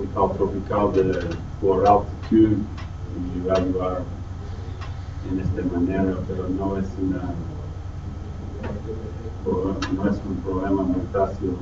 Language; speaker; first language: Spanish; non-native, learner; English